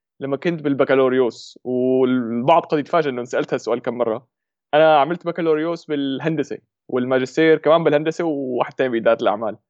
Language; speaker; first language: Arabic; native; Arabic